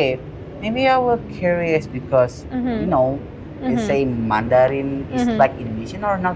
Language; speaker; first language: English; non-native, learner; Indonesian